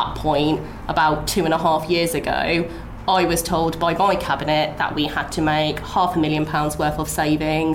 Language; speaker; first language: English; native; English